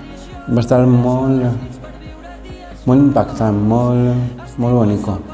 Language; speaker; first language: Catalan; non-native, local second language; Spanish